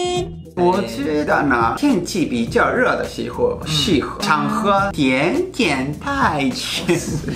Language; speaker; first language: Chinese; non-native, fluent; Japanese